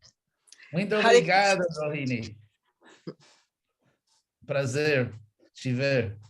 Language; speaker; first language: Portuguese; non-native, fluent; English